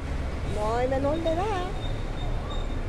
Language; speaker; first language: Spanish; native; Spanish